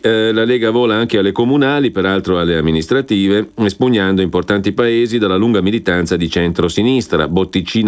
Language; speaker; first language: Italian; native; Italian